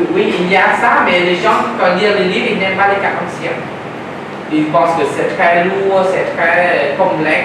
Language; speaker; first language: French; non-native, learner; Vietnamese